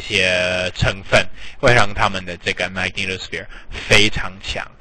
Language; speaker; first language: Chinese; non-native, fluent; English